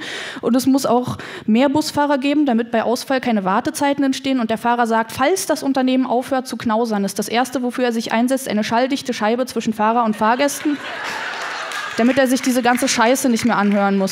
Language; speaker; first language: German; native; German